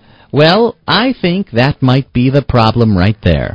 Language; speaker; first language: English; native; English